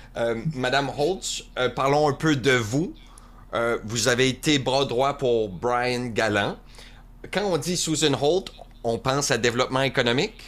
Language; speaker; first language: French; native; French